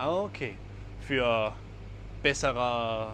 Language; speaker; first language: German; non-native, learner; English